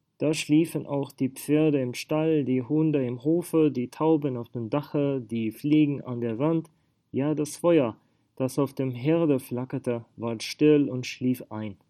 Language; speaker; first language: German; non-native, fluent; Swedish